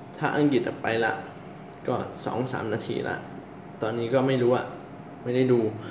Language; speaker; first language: Thai; non-native, fluent; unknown